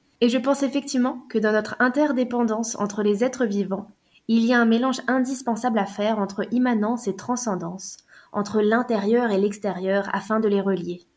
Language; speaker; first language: French; native; French